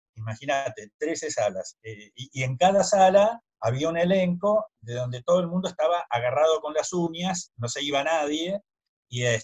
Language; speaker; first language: Spanish; native; Spanish